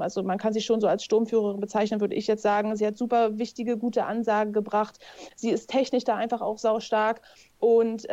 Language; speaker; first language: German; native; German